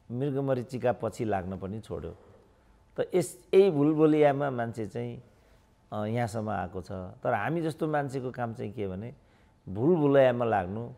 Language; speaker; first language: Nepali; native; Nepali